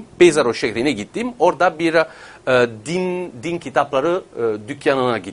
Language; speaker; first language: Turkish; non-native, fluent; Italian